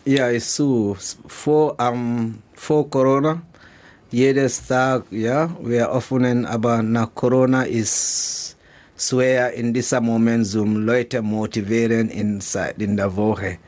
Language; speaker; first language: German; non-native, learner; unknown